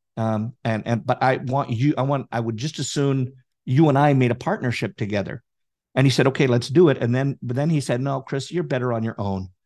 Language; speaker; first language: English; native; English